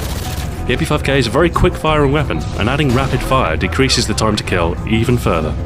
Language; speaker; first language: English; native; English